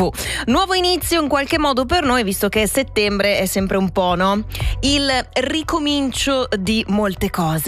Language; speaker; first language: Italian; native; Italian